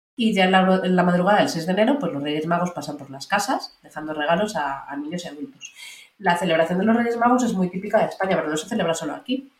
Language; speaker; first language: Spanish; native; Spanish